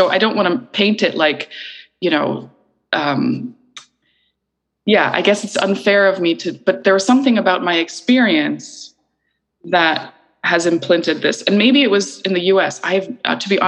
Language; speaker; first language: English; early bilingual, other home language; Icelandic